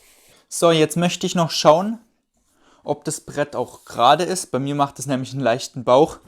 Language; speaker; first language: German; native; German